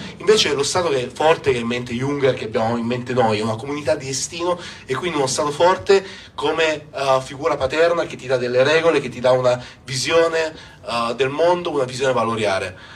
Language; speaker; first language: Italian; native; Italian